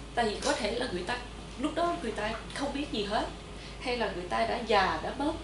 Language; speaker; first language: Vietnamese; early bilingual, heritage; Vietnamese